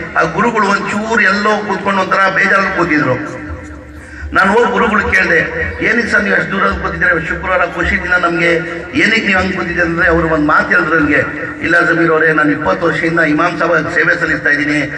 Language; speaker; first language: Kannada; non-native, local second language; Urdu